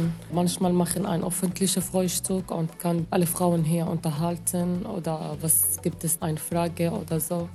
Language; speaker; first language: German; non-native, learner; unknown